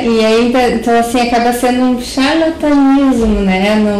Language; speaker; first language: Portuguese; native; Portuguese